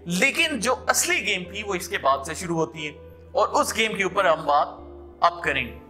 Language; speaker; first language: Urdu; non-native, local second language; Punjabi